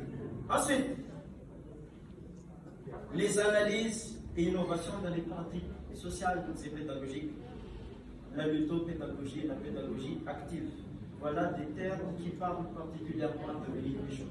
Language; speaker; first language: French; non-native, local second language; Malagasy